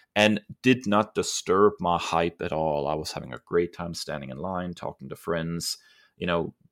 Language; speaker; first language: English; early bilingual, other home language; German